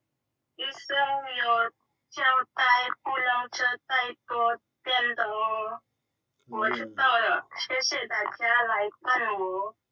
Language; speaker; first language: Chinese; non-native, learner; Indonesian